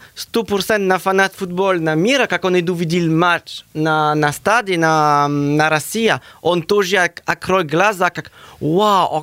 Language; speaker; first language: Russian; non-native, learner; French